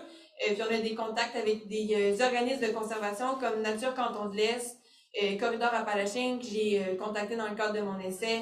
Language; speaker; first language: French; native; French